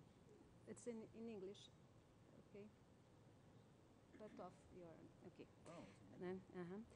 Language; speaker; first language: English; non-native, learner; Portuguese